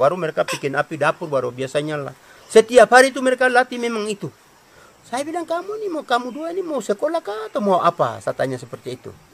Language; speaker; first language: Indonesian; non-native, local second language; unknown